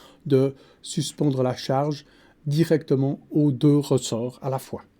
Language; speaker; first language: French; native; French